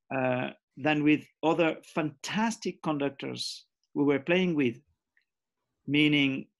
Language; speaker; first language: English; early bilingual, other home language; French